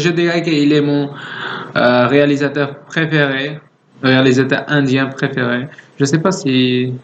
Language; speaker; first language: French; non-native, learner; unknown